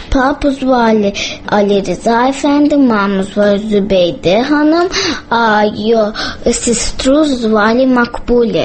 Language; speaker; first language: Russian; early bilingual, other home language; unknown